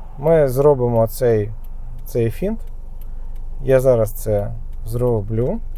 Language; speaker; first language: Ukrainian; non-native, local second language; Russian